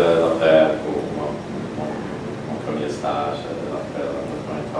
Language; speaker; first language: French; non-native, learner; Polish